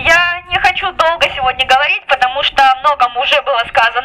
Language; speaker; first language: Russian; native; Russian